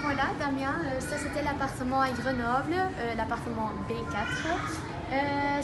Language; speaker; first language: French; non-native, fluent; Dutch